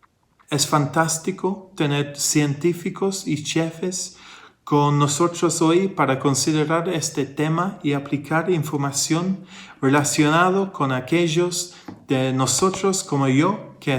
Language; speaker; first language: Spanish; non-native, fluent; English